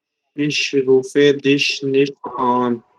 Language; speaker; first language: German; non-native, learner; Urdu